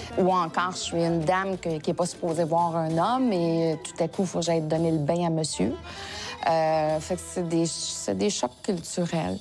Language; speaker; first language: French; native; French